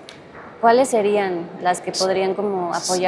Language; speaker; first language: Spanish; native; Spanish